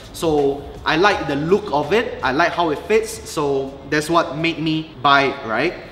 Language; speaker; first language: English; non-native, local second language; Chinese